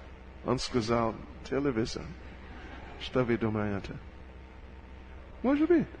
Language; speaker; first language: Russian; non-native, learner; English